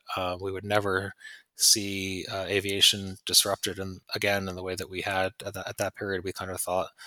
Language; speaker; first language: English; native; English